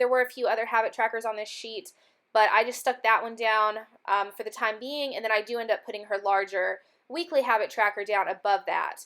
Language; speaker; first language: English; native; English